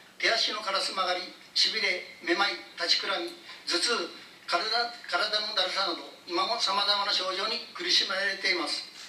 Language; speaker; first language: Japanese; native; Japanese